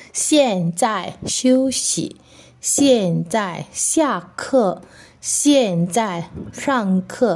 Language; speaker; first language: Chinese; non-native, fluent; Indonesian